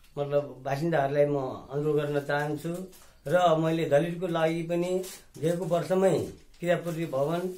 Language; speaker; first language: Nepali; non-native, local second language; Newari